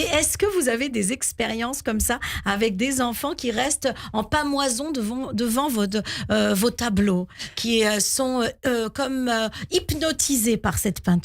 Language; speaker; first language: French; native; French